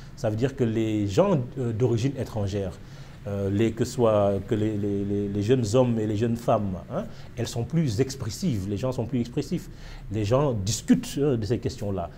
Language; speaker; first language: French; non-native, local second language; Wolof